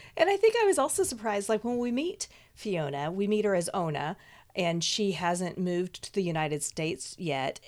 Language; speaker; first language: English; native; English